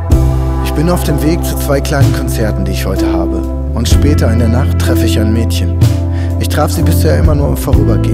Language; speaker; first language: German; native; German